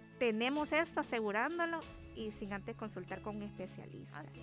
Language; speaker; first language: Spanish; native; Spanish